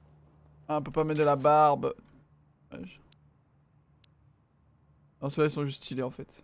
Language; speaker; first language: French; native; French